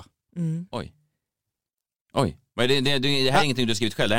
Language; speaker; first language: Swedish; native; Swedish